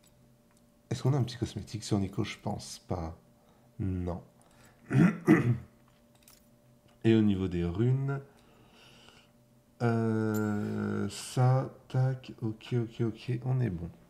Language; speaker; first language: French; native; French